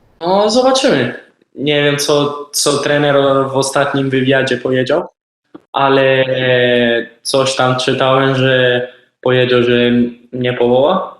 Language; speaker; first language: Polish; early bilingual, heritage; Polish